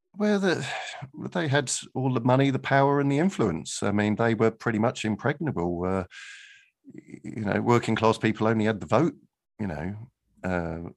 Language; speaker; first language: English; native; English